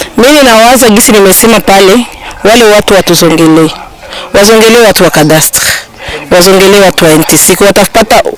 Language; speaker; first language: Swahili; native; Swahili